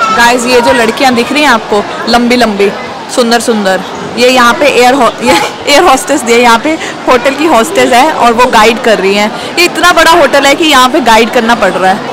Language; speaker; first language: Hindi; native; Hindi